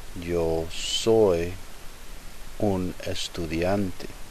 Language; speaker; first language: Spanish; non-native, fluent; English